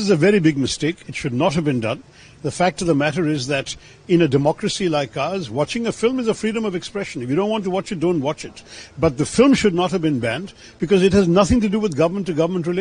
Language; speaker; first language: English; non-native, local second language; Malayalam